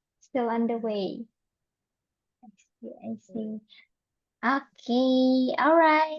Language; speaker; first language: English; non-native, fluent; Indonesian